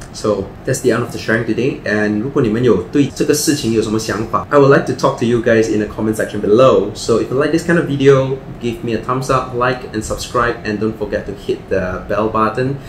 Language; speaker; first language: English; non-native, local second language; Chinese